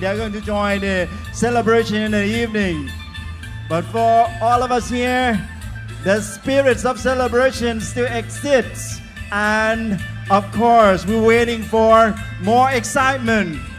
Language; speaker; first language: English; non-native, fluent; Thai